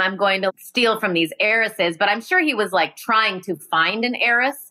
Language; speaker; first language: English; native; English